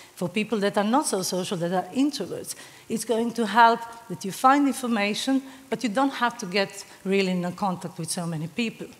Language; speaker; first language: English; non-native, fluent; Serbian